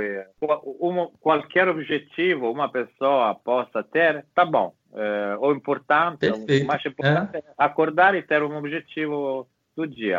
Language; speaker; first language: Portuguese; non-native, fluent; Italian